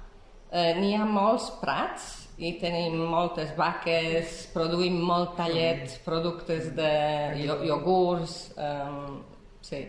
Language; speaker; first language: Catalan; non-native, fluent; Polish